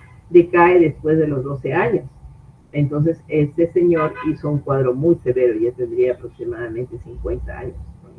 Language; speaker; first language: Spanish; native; Spanish